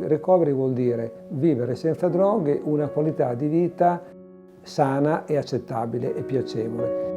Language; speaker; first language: Italian; native; Italian